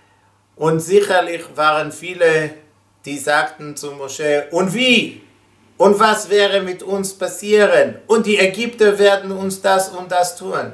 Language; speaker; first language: German; non-native, fluent; Hebrew